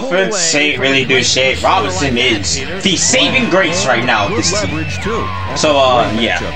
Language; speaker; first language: English; native; English